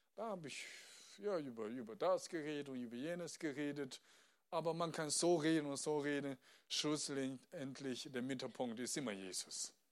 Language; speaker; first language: German; non-native, fluent; Chinese